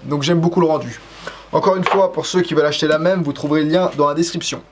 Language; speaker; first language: French; native; French